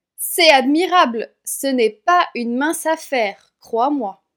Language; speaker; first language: French; native; French